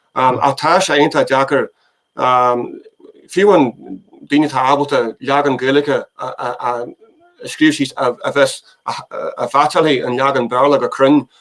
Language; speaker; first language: Irish; native; Irish